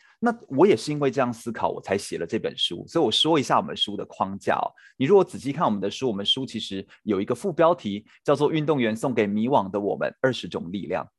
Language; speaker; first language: Chinese; native; Chinese